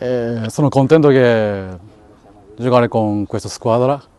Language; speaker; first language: Italian; non-native, learner; Japanese